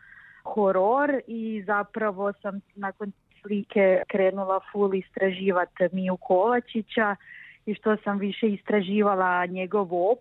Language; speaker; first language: Croatian; native; Croatian